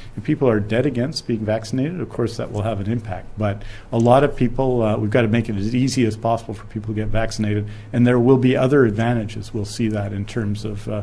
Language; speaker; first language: English; native; English